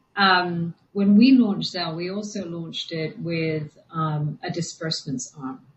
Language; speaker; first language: English; native; English